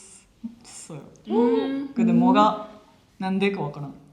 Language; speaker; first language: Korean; non-native, learner; Japanese